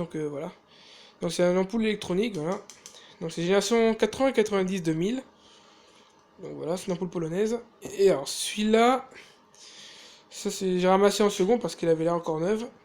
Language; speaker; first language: French; native; French